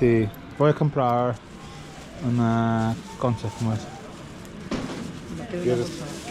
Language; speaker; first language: Spanish; non-native, learner; English